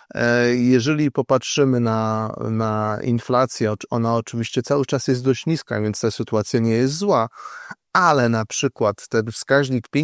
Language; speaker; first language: Polish; native; Polish